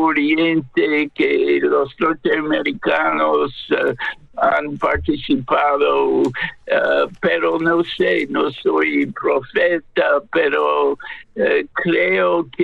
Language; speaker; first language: Spanish; non-native, fluent; English